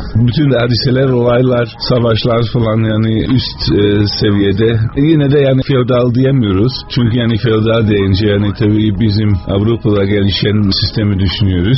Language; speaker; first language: Turkish; non-native, fluent; Dutch